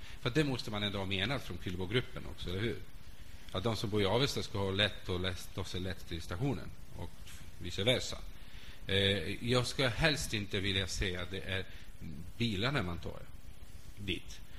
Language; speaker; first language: Swedish; non-native, fluent; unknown